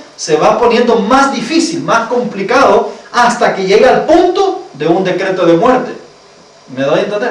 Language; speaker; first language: Spanish; native; Spanish